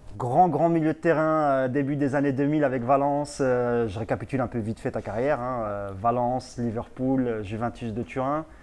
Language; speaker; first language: French; native; French